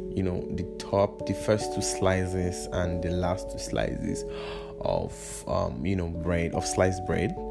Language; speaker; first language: English; non-native, local second language; Yoruba